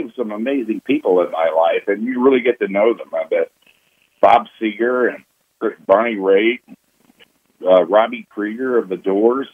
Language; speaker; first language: English; native; English